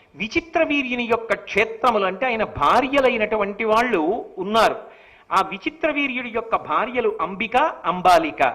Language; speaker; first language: Telugu; native; Telugu